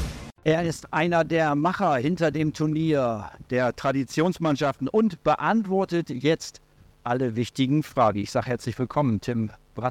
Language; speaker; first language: German; native; German